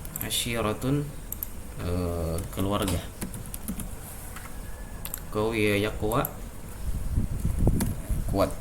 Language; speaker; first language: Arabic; non-native, fluent; Indonesian